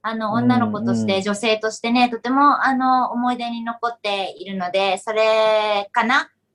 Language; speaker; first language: Japanese; native; Japanese